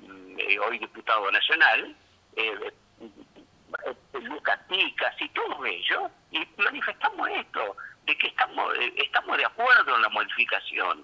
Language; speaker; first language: Spanish; native; Spanish